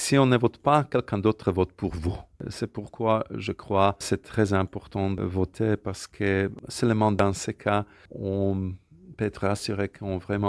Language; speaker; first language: French; non-native, fluent; Slovak